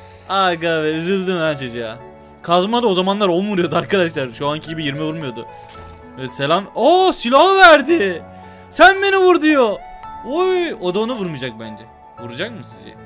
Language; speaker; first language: Turkish; native; Turkish